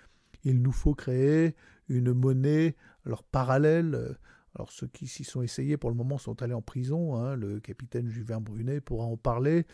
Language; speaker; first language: French; native; French